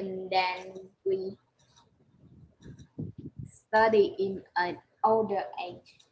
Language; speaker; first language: English; non-native, learner; Vietnamese